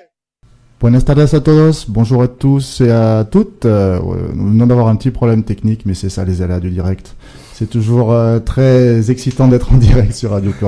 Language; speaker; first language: French; native; French